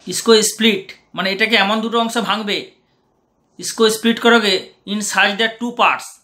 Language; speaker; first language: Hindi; non-native, local second language; Bangla